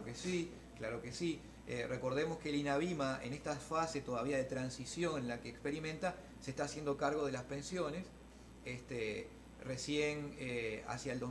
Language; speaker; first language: Spanish; native; Spanish